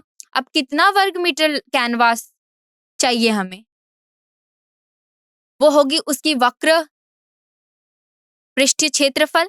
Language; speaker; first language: Hindi; native; Hindi